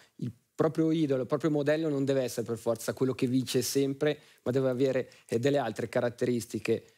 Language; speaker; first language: Italian; native; Italian